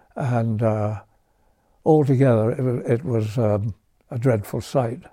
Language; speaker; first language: English; native; English